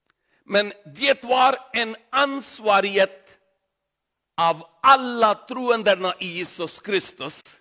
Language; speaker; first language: Swedish; non-native, learner; Urdu